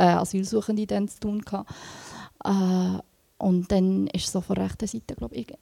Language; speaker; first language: German; native; German